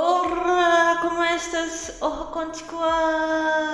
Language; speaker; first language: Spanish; non-native, learner; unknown